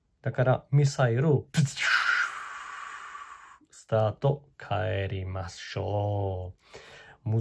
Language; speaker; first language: Japanese; non-native, learner; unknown